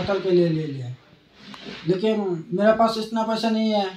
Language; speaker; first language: Hindi; non-native, local second language; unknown